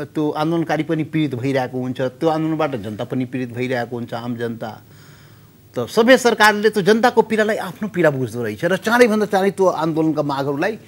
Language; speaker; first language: Nepali; non-native, local second language; Maithili